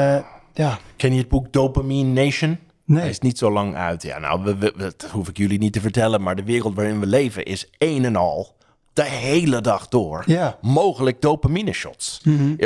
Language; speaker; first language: Dutch; non-native, fluent; English